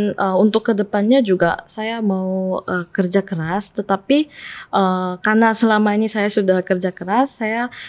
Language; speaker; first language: Indonesian; non-native, fluent; Korean